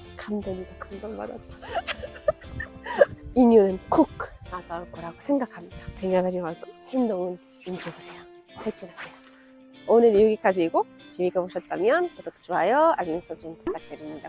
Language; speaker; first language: Korean; non-native, fluent; Arabic